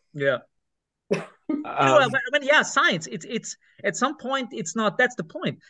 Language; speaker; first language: English; non-native, fluent; German